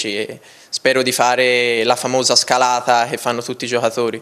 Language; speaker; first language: Italian; native; Italian